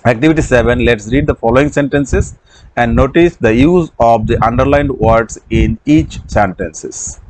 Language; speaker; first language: English; non-native, local second language; Assamese